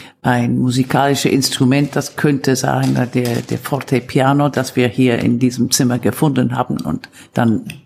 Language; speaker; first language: German; non-native, fluent; Italian